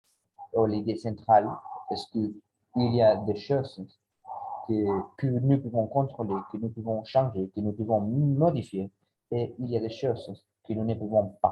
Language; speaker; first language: French; non-native, learner; Spanish